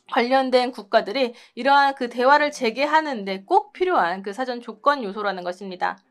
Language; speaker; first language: Korean; native; Korean